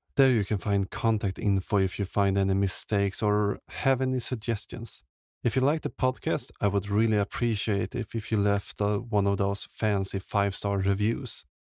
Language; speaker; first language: English; non-native, fluent; Swedish